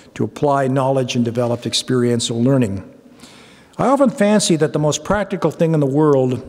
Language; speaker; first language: English; native; English